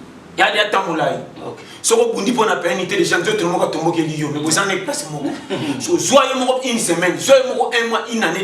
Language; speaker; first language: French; non-native, local second language; Lingala